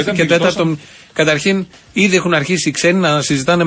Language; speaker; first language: Greek; native; Greek